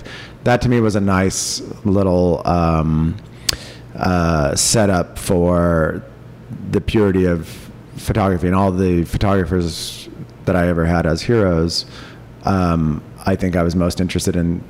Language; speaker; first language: English; native; English